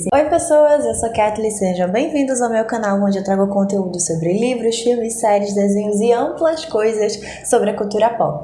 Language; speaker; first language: Portuguese; native; Portuguese